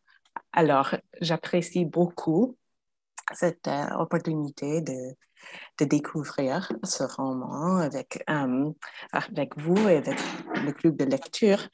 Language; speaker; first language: French; non-native, fluent; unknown